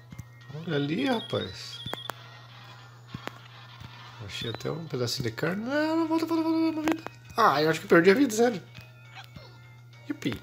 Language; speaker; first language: Portuguese; native; Portuguese